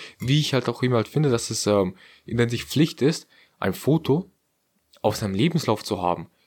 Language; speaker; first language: German; early bilingual, other home language; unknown